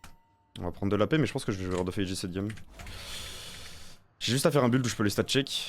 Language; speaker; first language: French; native; French